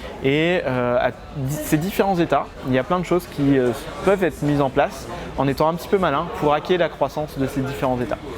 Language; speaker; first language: French; native; French